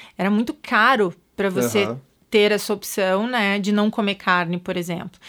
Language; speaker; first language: Portuguese; native; Portuguese